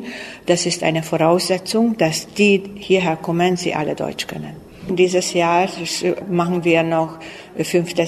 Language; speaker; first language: German; non-native, local second language; Hungarian